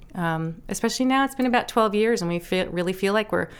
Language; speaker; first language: English; native; English